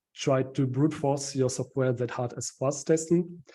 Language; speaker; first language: English; non-native, fluent; Ukrainian